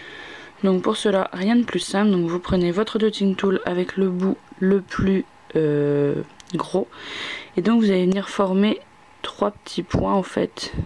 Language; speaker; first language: French; native; French